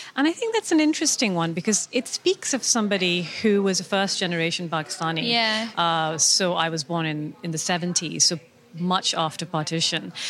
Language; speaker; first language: English; non-native, local second language; Urdu